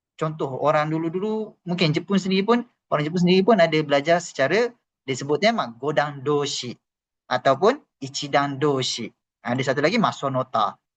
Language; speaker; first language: Malay; native; Malay